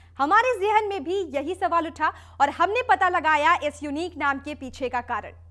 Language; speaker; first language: Hindi; native; Hindi